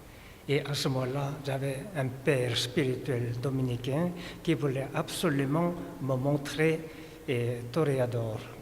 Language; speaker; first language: French; non-native, fluent; Korean